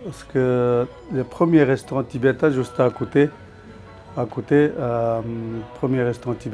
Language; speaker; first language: French; non-native, learner; Tibetan